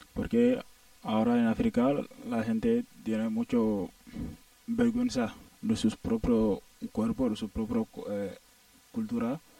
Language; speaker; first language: Spanish; non-native, learner; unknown